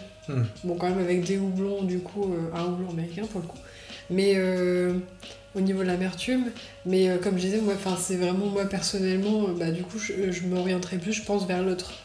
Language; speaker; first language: French; native; French